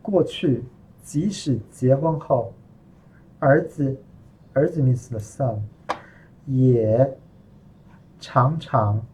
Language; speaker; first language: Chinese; non-native, fluent; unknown